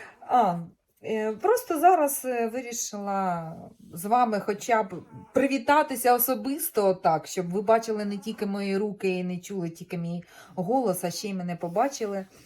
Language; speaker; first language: Ukrainian; native; Ukrainian